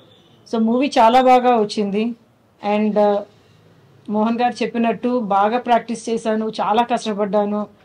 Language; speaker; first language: Telugu; early bilingual, heritage; Telugu